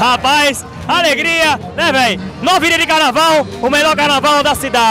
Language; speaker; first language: Portuguese; native; Portuguese